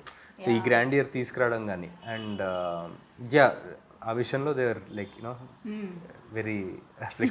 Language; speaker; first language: Telugu; native; Telugu